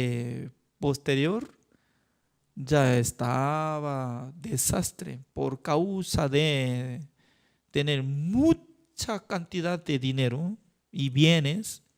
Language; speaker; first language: Spanish; non-native, fluent; Korean